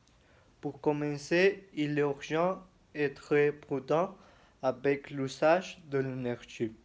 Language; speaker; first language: French; non-native, learner; Spanish